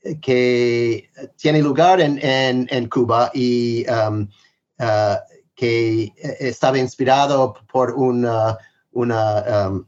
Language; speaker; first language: Spanish; non-native, fluent; English